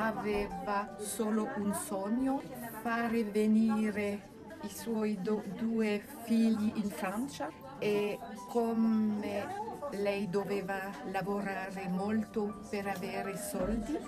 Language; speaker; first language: Italian; non-native, learner; French